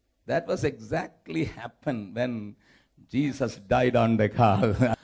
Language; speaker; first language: English; non-native, local second language; Tamil